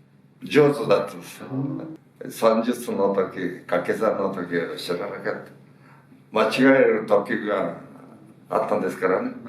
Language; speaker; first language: Japanese; early bilingual, heritage; Japanese